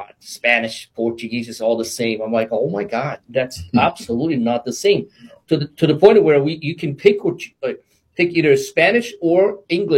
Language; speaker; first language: English; non-native, fluent; Portuguese